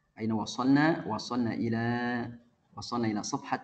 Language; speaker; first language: Arabic; non-native, fluent; Indonesian